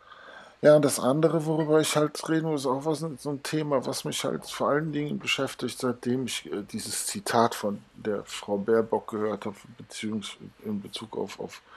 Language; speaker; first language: German; native; German